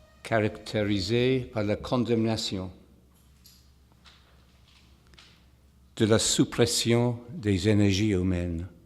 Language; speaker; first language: French; non-native, fluent; English